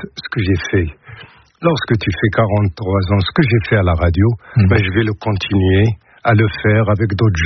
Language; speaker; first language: French; non-native, local second language; Arabic